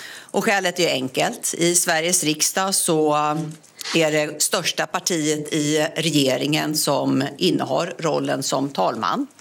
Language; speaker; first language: Swedish; native; Swedish